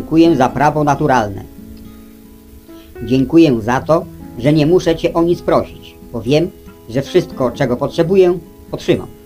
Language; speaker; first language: Polish; native; Polish